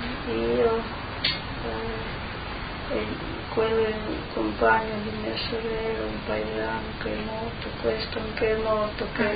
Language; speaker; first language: Italian; non-native, local second language; Slovenian